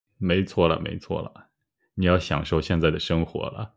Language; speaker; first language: Chinese; native; Chinese